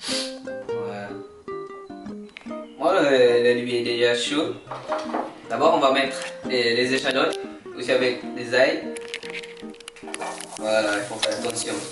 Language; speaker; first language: French; non-native, learner; Malay